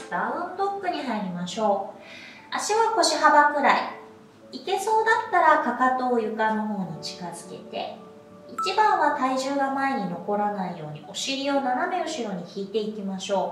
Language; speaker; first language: Japanese; native; Japanese